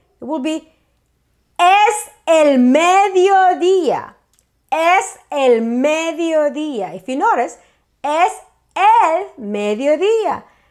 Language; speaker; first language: Spanish; native; Spanish